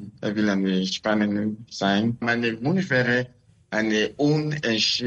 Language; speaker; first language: German; non-native, learner; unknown